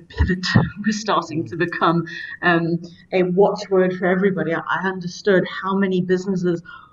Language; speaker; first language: English; native; English